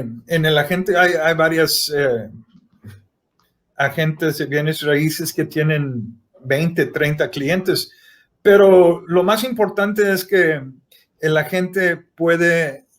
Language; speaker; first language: Spanish; early bilingual, heritage; Spanish